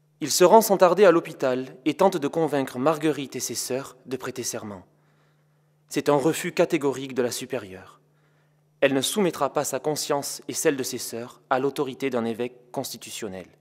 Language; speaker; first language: French; native; French